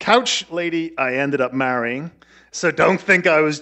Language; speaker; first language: English; native; English